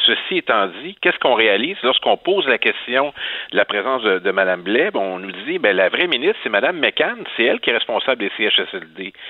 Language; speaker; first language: French; native; French